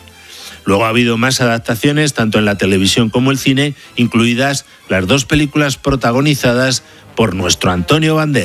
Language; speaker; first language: Spanish; native; Spanish